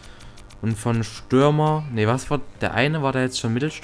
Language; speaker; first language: German; native; German